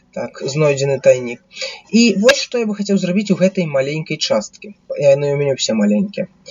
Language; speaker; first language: Belarusian; non-native, local second language; Russian